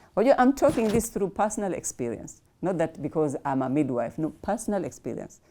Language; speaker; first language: English; non-native, local second language; Swahili